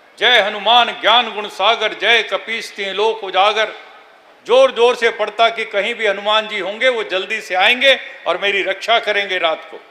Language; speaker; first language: Hindi; non-native, local second language; Telugu